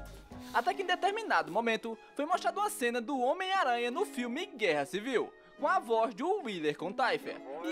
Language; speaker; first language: Portuguese; native; Portuguese